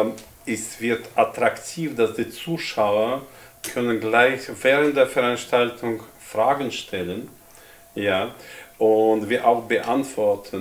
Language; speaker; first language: German; non-native, fluent; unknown